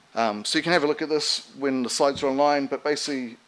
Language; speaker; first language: English; native; English